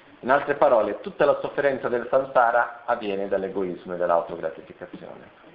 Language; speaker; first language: Italian; non-native, fluent; Portuguese